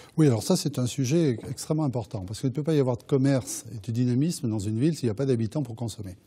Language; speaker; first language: French; native; French